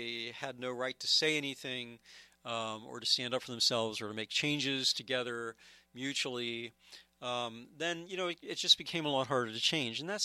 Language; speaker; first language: English; native; English